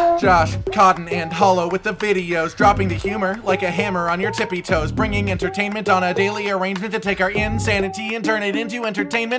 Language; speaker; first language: English; native; English